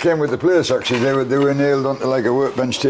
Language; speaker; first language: English; native; English